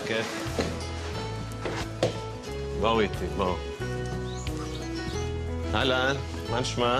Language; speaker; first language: Hebrew; early bilingual, other home language; Spanish